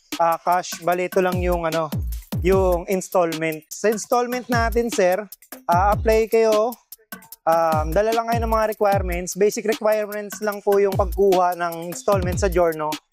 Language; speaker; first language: Filipino; native; Filipino